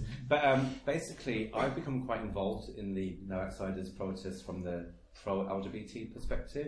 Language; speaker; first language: English; native; English